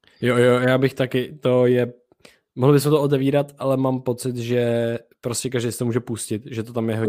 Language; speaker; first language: Czech; native; Czech